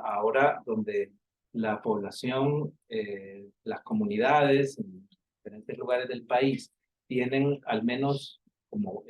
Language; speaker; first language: Spanish; native; Spanish